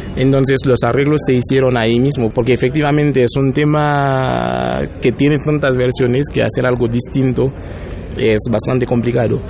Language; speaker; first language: Spanish; non-native, fluent; Haitian Creole